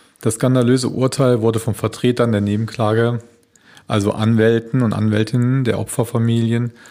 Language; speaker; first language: German; native; German